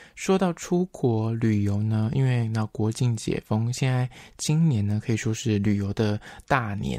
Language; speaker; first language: Chinese; native; Chinese